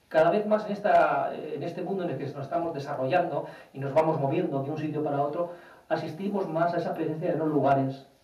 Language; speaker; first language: Spanish; native; Spanish